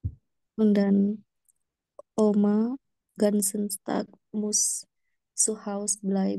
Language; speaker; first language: German; non-native, learner; Indonesian